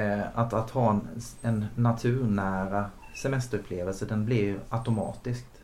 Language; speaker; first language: Swedish; native; Swedish